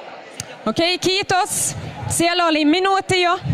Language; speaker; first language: Finnish; non-native, local second language; Swedish